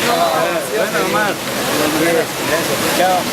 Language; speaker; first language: French; non-native, learner; Spanish